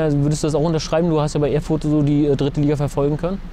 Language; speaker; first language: German; native; German